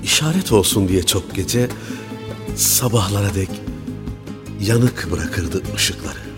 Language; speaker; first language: Turkish; native; Turkish